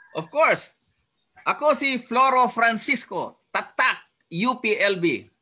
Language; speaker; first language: Filipino; non-native, local second language; Iloko